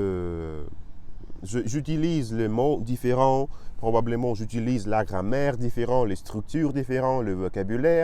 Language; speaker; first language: French; non-native, learner; Russian